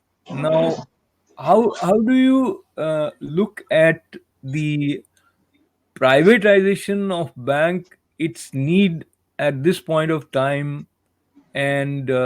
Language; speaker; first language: English; non-native, local second language; Hindi